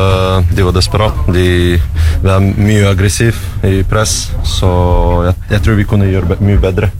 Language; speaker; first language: Norwegian; non-native, learner; Russian